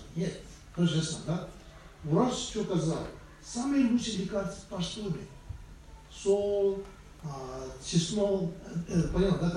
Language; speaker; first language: Russian; non-native, learner; Tibetan